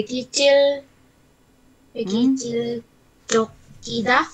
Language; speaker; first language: Korean; non-native, learner; Indonesian